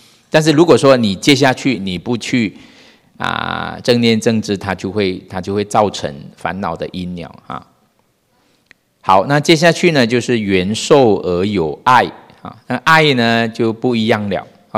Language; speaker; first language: Chinese; non-native, fluent; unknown